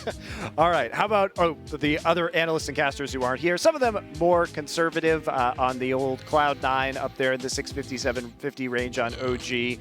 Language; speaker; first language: English; native; English